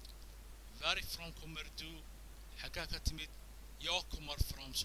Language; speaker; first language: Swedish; non-native, fluent; Somali